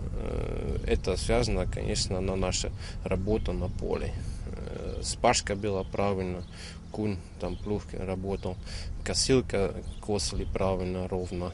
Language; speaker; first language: Russian; non-native, local second language; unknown